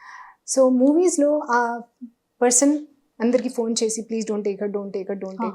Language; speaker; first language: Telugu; non-native, learner; Hindi